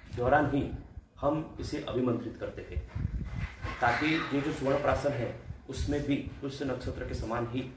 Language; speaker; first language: Hindi; non-native, local second language; Gujarati